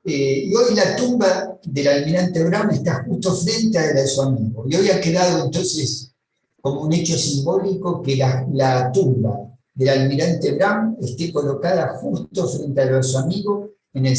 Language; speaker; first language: Spanish; native; Spanish